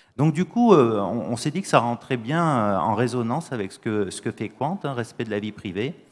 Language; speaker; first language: French; native; French